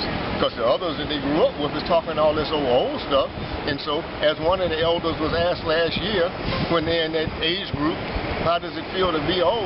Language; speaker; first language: English; native; English